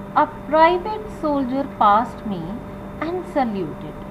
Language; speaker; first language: English; non-native, local second language; Punjabi